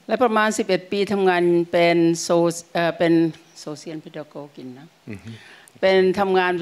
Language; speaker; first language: German; non-native, learner; Thai